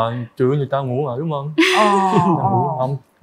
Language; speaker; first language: Vietnamese; early bilingual, heritage; French